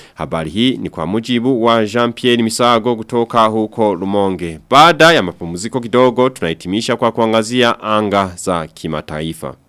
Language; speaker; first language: Swahili; non-native, local second language; Rundi